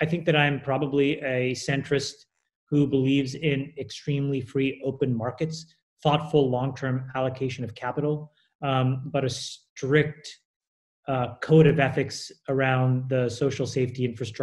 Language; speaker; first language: English; native; English